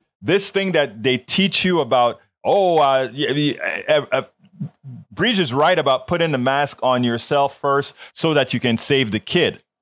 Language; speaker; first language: English; non-native, fluent; Spanish